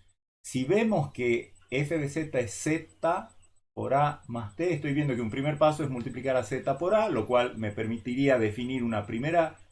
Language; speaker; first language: Spanish; native; Spanish